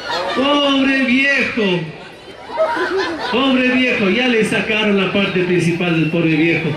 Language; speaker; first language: Spanish; native; Spanish